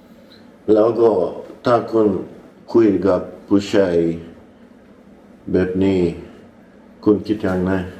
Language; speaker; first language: Thai; non-native, learner; English